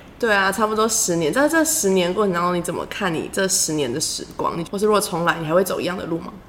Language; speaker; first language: Chinese; native; Chinese